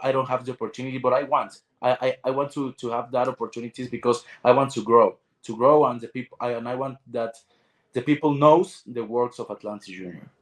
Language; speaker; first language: English; non-native, learner; Spanish